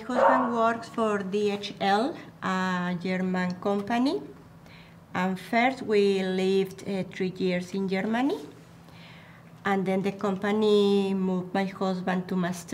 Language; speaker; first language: English; non-native, learner; Spanish